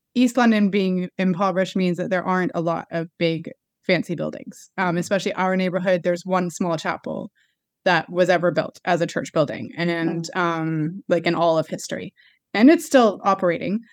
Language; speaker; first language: English; native; English